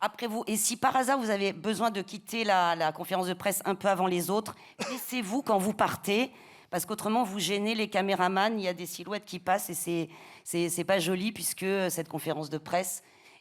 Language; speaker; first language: French; native; French